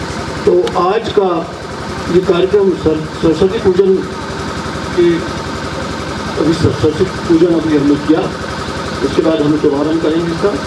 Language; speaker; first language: Hindi; native; Hindi